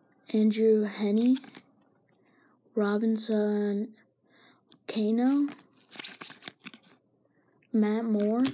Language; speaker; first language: English; native; English